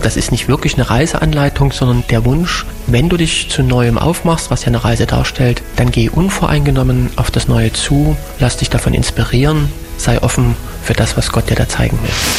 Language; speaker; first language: German; native; German